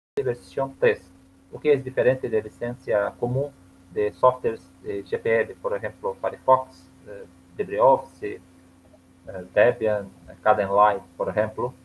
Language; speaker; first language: Spanish; non-native, learner; Portuguese